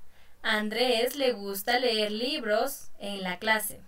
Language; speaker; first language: Spanish; non-native, fluent; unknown